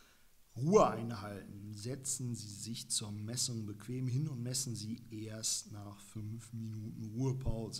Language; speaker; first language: German; native; German